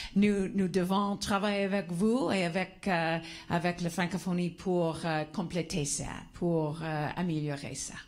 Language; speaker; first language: French; non-native, learner; English